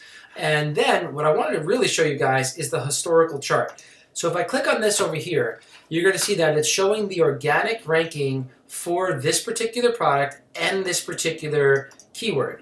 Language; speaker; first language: English; native; English